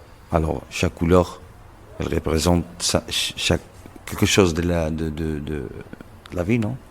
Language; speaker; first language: French; non-native, local second language; Arabic